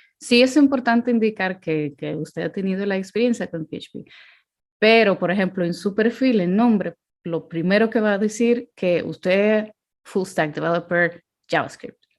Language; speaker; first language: Spanish; non-native, fluent; Ukrainian